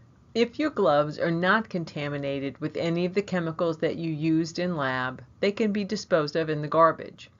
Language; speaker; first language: English; native; English